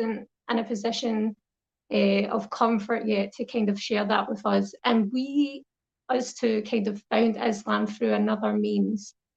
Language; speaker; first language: English; native; English